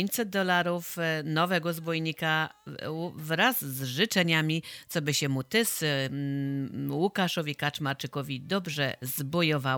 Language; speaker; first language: Polish; native; Polish